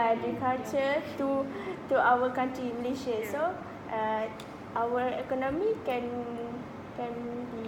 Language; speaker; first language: English; non-native, local second language; Malay